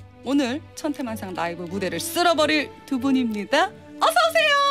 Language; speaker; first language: Korean; native; Korean